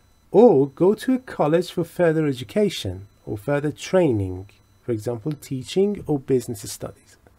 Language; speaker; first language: English; non-native, fluent; Persian